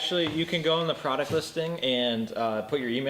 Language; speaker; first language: English; native; English